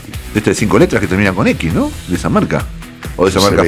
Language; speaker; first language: Spanish; native; Spanish